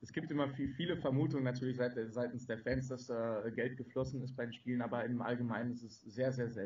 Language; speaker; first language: German; native; German